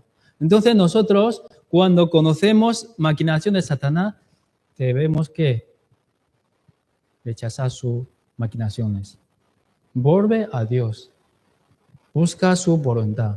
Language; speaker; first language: Spanish; non-native, fluent; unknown